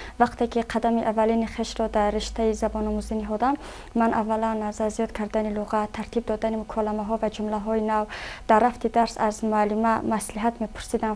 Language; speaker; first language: Tajik; native; Tajik